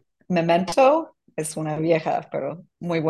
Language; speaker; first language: Spanish; non-native, fluent; English